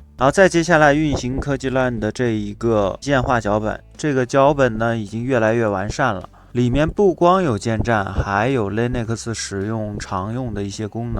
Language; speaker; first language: Chinese; native; Chinese